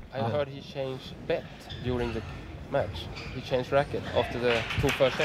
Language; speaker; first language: English; non-native, fluent; Swedish